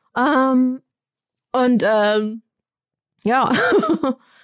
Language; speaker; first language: German; non-native, fluent; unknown